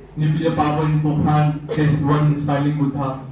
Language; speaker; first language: English; non-native, local second language; Hindi